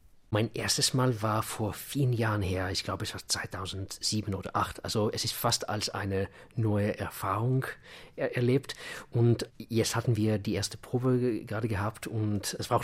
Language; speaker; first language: German; non-native, fluent; Russian